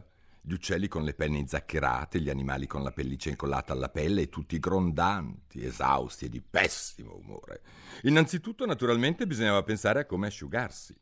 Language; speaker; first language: Italian; native; Italian